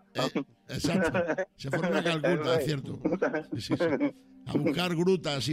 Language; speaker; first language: Spanish; native; Spanish